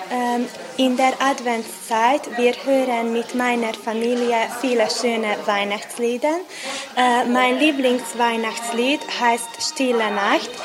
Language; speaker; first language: German; non-native, learner; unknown